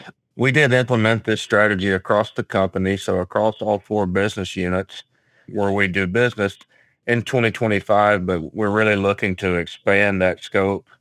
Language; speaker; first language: English; native; English